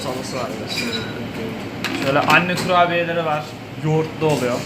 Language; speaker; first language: Turkish; native; Turkish